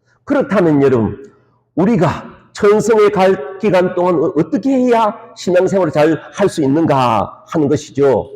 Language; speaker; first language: Korean; native; Korean